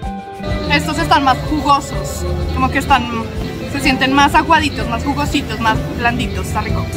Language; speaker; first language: Spanish; native; Spanish